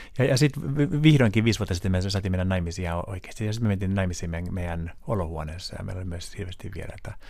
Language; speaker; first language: Finnish; non-native, local second language; Swedish